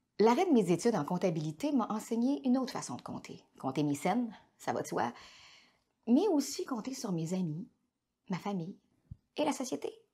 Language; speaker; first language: French; native; French